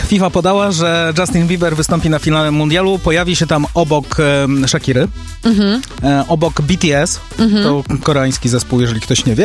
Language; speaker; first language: Polish; native; Polish